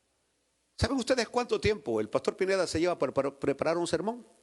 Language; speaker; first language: Spanish; native; Spanish